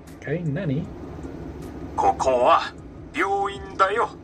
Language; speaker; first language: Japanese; non-native, learner; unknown